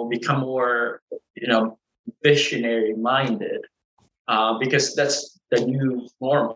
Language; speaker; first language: English; native; English